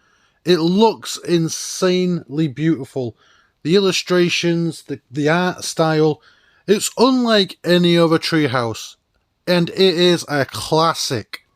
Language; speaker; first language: English; native; English